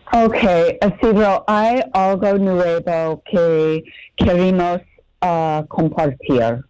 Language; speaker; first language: Spanish; non-native, learner; English